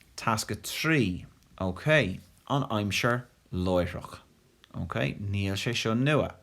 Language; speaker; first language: Irish; non-native, local second language; English